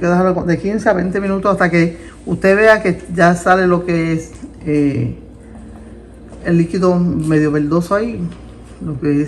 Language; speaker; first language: Spanish; native; Spanish